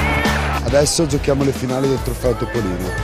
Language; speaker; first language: Italian; native; Italian